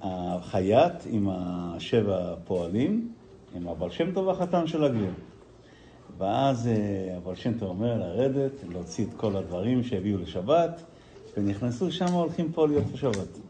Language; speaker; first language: Hebrew; non-native, fluent; Yiddish